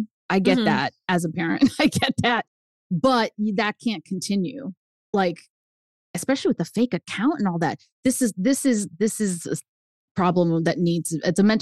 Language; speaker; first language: English; early bilingual, other home language; Spanish